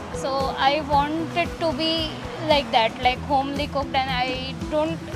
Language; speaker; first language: English; non-native, local second language; Gujarati